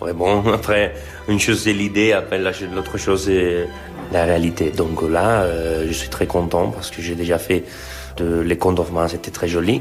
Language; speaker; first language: French; non-native, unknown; Spanish